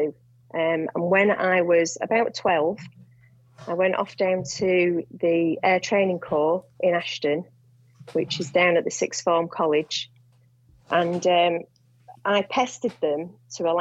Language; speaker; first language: English; native; English